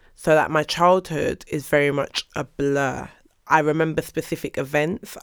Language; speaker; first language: English; early bilingual, other home language; Yoruba